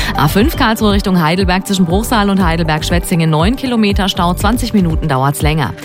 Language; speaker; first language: German; native; German